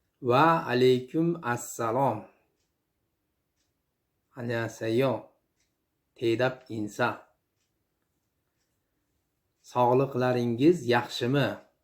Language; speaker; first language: Korean; non-native, learner; Uzbek